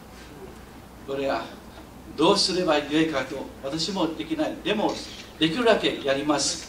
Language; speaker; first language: Japanese; non-native, fluent; Chinese